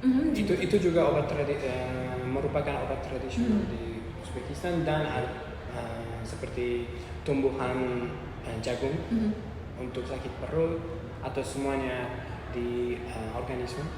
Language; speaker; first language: Indonesian; non-native, learner; Uzbek